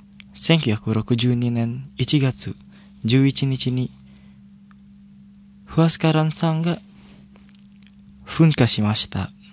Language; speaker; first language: Japanese; non-native, fluent; Indonesian